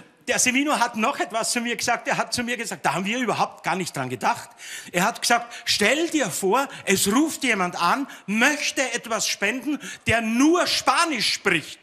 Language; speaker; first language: German; native; German